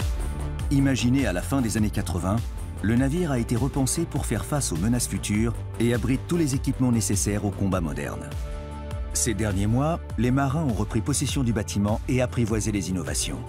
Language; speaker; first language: French; native; French